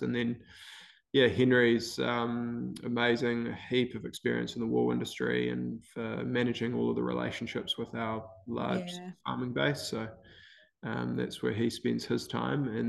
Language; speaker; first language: English; native; English